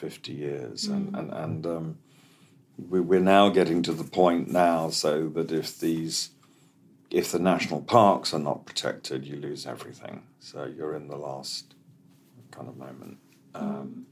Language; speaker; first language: English; native; English